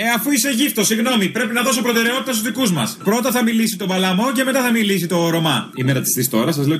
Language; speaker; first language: Greek; native; Greek